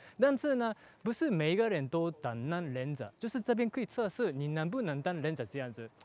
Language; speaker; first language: Chinese; non-native, fluent; Japanese